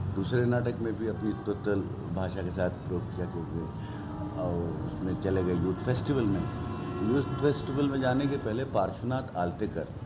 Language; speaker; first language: Hindi; native; Hindi